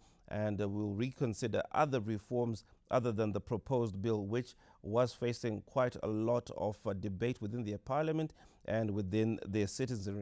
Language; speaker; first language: English; non-native, local second language; Shona